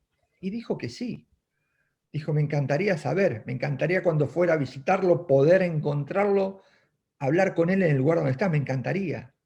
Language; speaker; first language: Spanish; native; Spanish